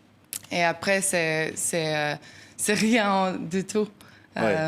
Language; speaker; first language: French; non-native, learner; Norwegian